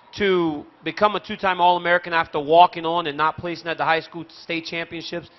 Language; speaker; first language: English; native; English